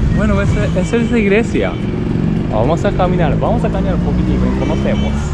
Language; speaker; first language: Spanish; non-native, learner; Japanese